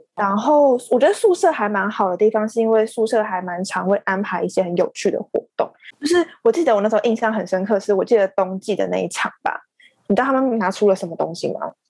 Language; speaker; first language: Chinese; native; Chinese